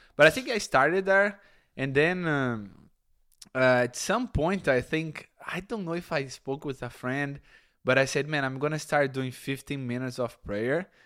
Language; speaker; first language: English; non-native, fluent; Portuguese